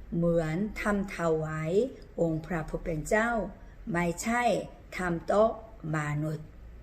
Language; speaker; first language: Thai; non-native, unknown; Korean